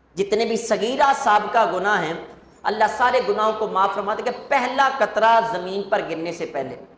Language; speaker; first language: Urdu; non-native, local second language; Punjabi